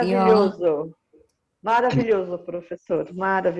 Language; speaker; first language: Spanish; non-native, learner; Portuguese